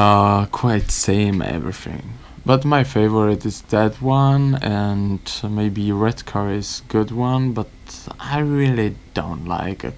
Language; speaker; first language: English; non-native, learner; Czech